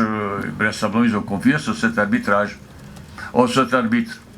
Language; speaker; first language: French; non-native, fluent; Bosnian